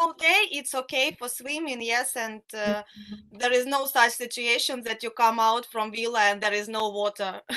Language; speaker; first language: English; non-native, fluent; Russian